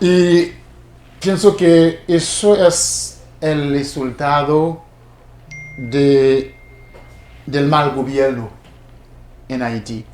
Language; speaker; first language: Spanish; non-native, fluent; Haitian Creole